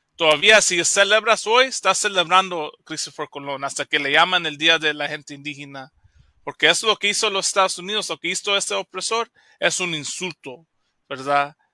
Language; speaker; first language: Spanish; early bilingual, heritage; Spanish